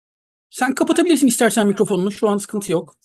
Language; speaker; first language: Turkish; native; Turkish